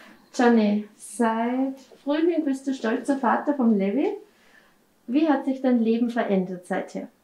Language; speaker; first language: German; native; German